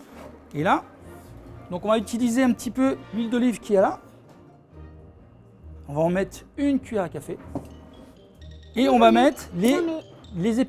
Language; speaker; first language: French; native; French